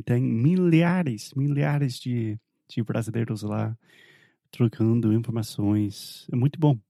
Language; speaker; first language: Portuguese; non-native, fluent; English